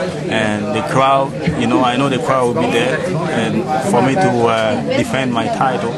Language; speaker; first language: English; non-native, fluent; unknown